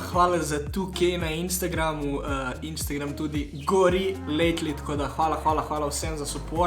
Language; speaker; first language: Slovenian; native; Slovenian